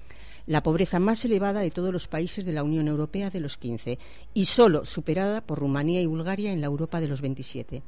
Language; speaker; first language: Spanish; native; Spanish